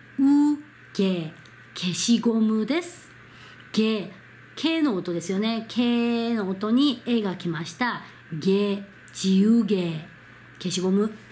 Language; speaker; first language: Japanese; non-native, fluent; Korean